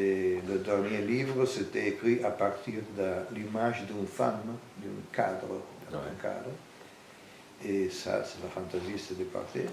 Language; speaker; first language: French; non-native, fluent; Italian